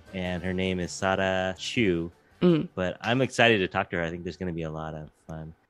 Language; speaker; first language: English; native; English